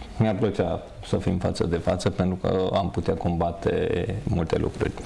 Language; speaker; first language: Romanian; non-native, local second language; Hungarian